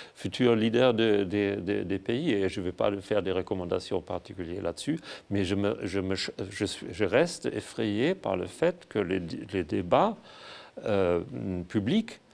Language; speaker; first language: French; non-native, fluent; German